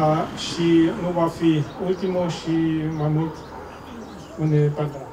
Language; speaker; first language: Romanian; non-native, fluent; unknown